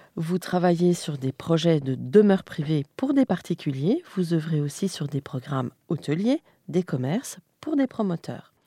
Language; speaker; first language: French; native; French